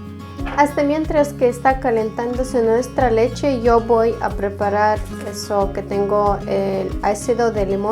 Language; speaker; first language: Spanish; non-native, fluent; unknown